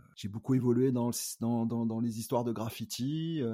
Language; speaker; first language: French; native; French